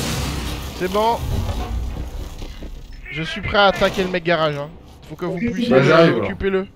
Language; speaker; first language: French; native; French